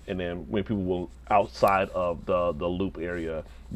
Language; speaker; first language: English; native; English